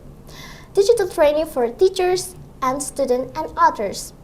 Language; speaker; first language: English; non-native, learner; Indonesian